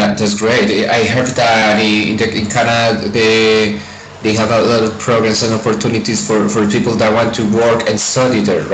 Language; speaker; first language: English; non-native, fluent; Spanish